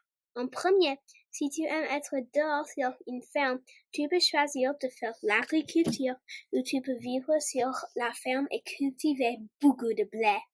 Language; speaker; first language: French; non-native, learner; English